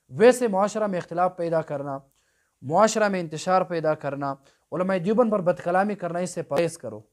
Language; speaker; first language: Urdu; non-native, local second language; Pashto